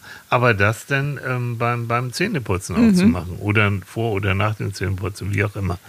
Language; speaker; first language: German; native; German